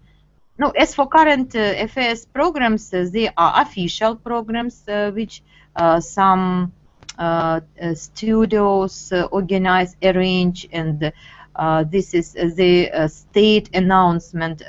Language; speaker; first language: English; non-native, fluent; Russian